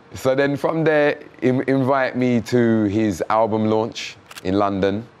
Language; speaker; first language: English; native; English